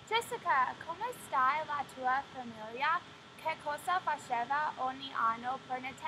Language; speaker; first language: Italian; non-native, learner; English